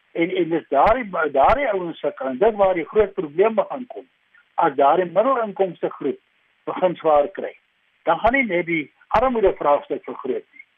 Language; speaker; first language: Afrikaans; native; Afrikaans